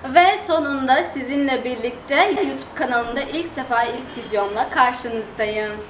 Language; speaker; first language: Turkish; non-native, fluent; Turkmen